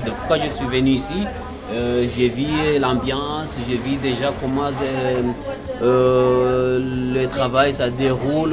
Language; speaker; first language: French; non-native, learner; Comorian